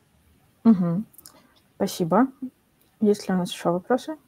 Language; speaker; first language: Russian; native; Russian